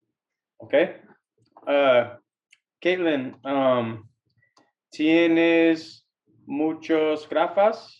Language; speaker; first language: Spanish; non-native, learner; English